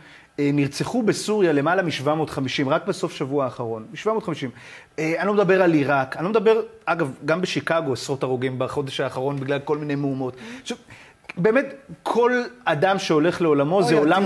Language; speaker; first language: Hebrew; native; Hebrew